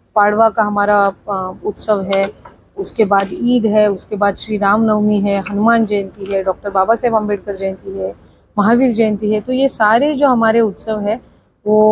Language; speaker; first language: Hindi; non-native, local second language; Marathi